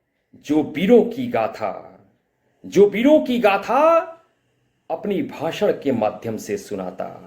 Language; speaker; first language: Hindi; native; Hindi